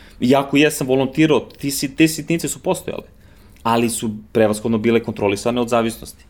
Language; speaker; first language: Serbian; early bilingual, heritage; Serbian